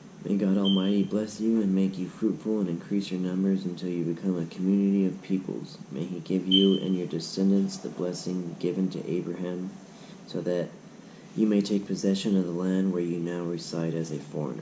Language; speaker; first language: English; native; English